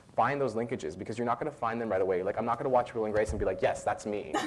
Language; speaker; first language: English; native; English